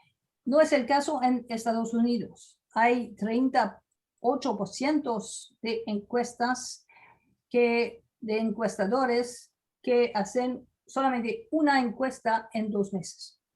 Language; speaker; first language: Spanish; non-native, fluent; French